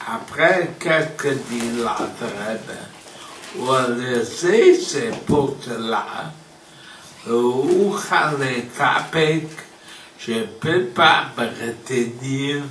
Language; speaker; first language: French; non-native, fluent; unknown